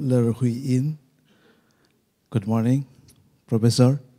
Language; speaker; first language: English; non-native, local second language; Indonesian